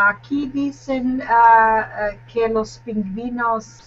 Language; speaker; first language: Spanish; non-native, learner; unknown